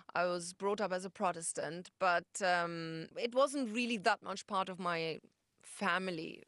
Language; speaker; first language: English; non-native, fluent; German